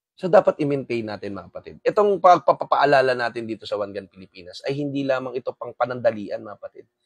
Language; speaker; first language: Filipino; non-native, local second language; Waray